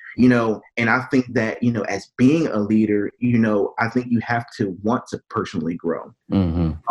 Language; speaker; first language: English; native; English